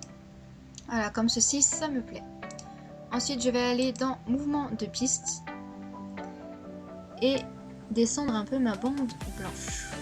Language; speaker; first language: French; native; French